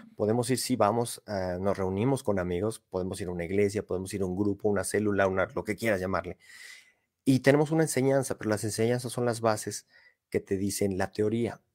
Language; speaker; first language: Spanish; native; Spanish